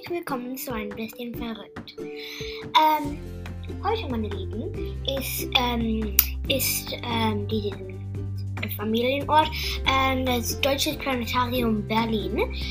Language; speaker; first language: German; non-native, fluent; English